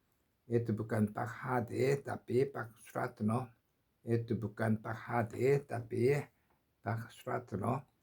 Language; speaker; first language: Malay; non-native, learner; Korean